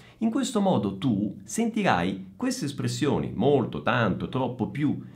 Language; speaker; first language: Italian; native; Italian